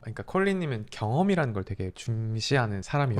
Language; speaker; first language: Korean; native; Korean